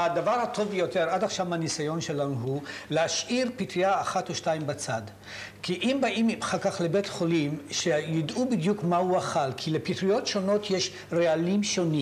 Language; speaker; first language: Hebrew; native; Hebrew